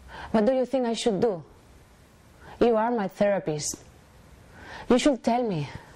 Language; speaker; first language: English; non-native, fluent; Spanish